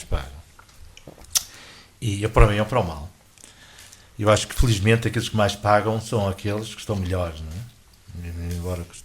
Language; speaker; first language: Portuguese; native; Portuguese